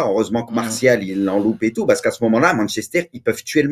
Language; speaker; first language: French; native; French